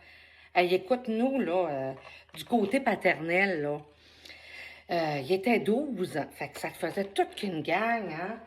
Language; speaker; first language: French; native; French